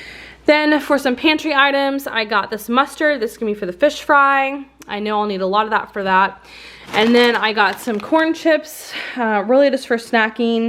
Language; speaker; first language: English; native; English